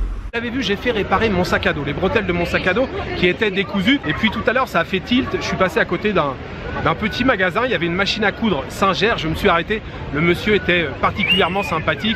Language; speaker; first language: French; native; French